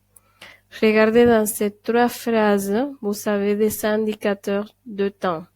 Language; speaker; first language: French; non-native, fluent; Spanish